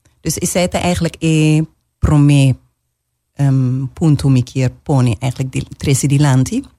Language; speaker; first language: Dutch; non-native, local second language; Papiamento